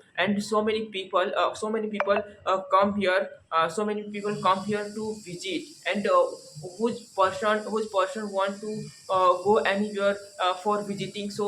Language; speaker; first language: English; non-native, learner; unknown